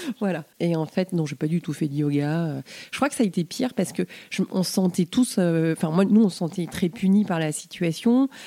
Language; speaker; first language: French; native; French